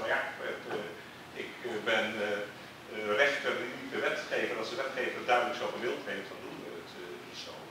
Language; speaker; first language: Dutch; native; Dutch